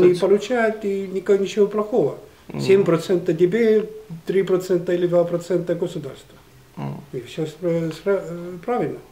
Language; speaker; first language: Russian; non-native, fluent; Estonian